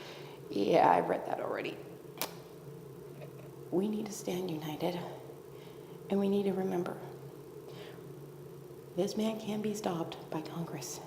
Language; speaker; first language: English; native; English